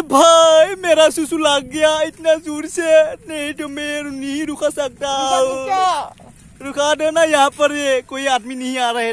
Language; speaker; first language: Hindi; non-native, local second language; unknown